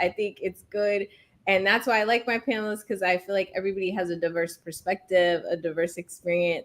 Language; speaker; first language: English; native; English